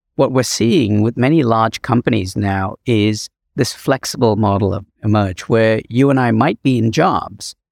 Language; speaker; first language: English; native; English